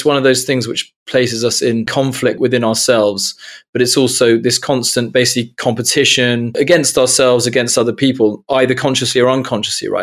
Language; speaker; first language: English; native; English